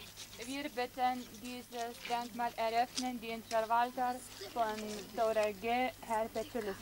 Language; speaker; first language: German; non-native, fluent; Lithuanian